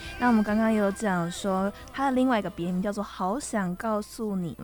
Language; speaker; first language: Chinese; native; Chinese